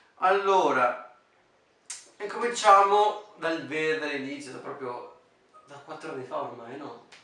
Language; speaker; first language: Italian; native; Italian